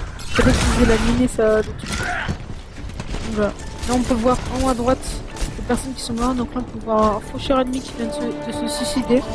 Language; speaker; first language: French; native; French